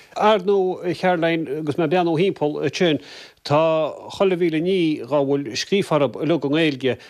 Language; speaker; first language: Irish; native; Irish